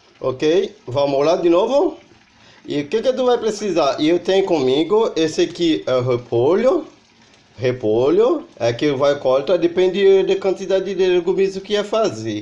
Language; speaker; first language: Portuguese; non-native, learner; Haitian Creole